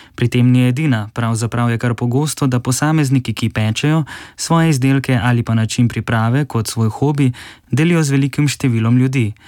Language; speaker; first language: Slovenian; native; Slovenian